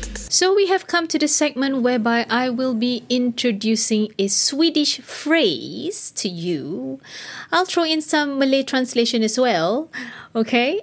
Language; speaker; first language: English; non-native, local second language; Malay